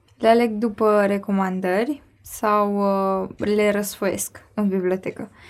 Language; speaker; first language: Romanian; native; Romanian